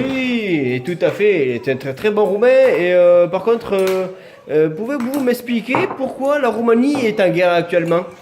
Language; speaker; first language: French; native; French